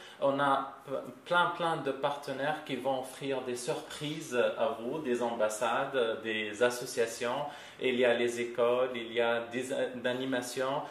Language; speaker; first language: French; non-native, local second language; Arabic